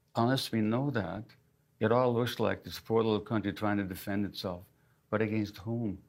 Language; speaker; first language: English; early bilingual, other home language; Hungarian